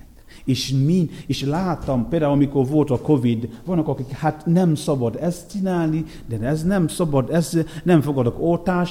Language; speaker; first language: Hungarian; non-native, fluent; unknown